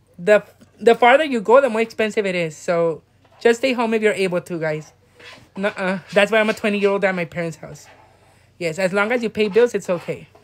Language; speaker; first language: English; native; English